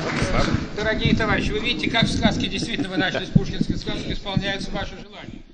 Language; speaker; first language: Russian; native; Russian